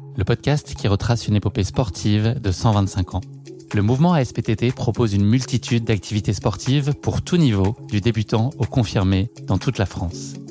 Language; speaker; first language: French; native; French